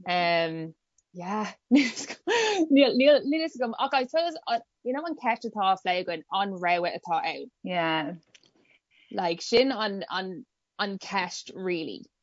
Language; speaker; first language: Irish; non-native, local second language; English